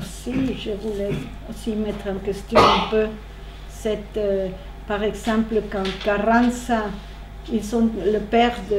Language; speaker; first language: French; non-native, learner; Spanish